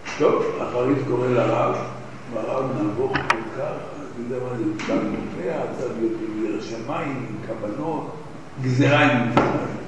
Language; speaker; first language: Hebrew; native; Hebrew